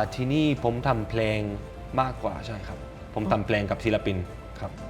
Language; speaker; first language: Thai; non-native, learner; Spanish